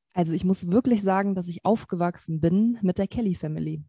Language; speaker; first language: German; native; German